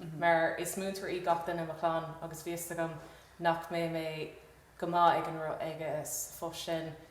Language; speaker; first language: Irish; non-native, local second language; English